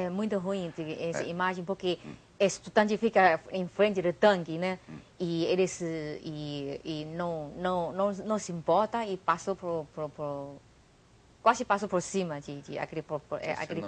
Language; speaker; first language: Portuguese; non-native, learner; Chinese